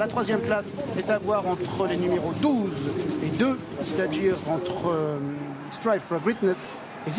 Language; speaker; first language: French; native; French